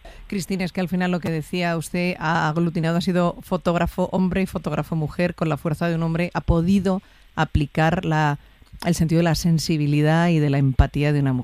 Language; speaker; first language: Spanish; native; Spanish